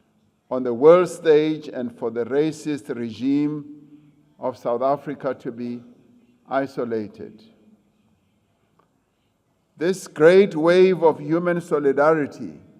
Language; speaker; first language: English; non-native, local second language; Venda